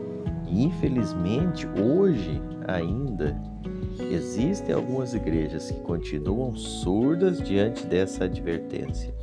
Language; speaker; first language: Portuguese; native; Portuguese